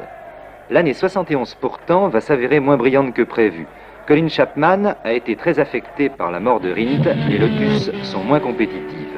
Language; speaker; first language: French; native; French